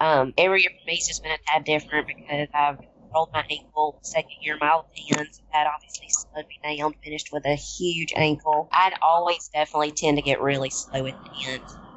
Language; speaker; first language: English; native; English